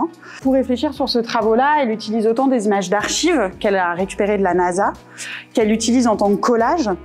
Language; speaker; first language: French; native; French